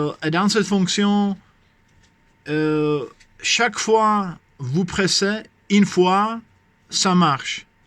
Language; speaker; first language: French; non-native, fluent; Czech